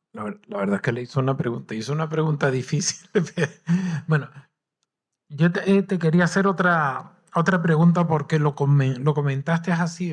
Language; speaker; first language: Spanish; native; Spanish